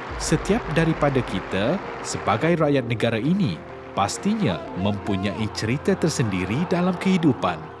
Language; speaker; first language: Malay; native; Malay